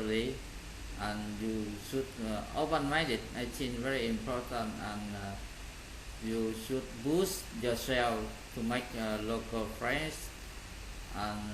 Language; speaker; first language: English; non-native, learner; Vietnamese